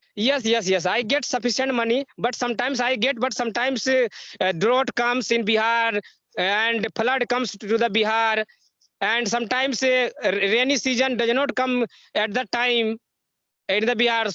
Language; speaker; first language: English; non-native, learner; Hindi